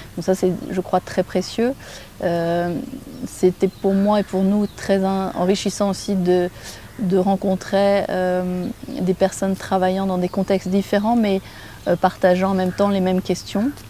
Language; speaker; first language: French; native; French